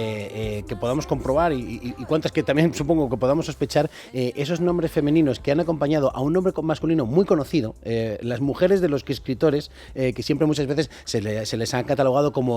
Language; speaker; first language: Spanish; native; Spanish